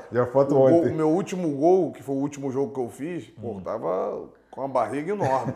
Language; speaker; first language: Portuguese; native; Portuguese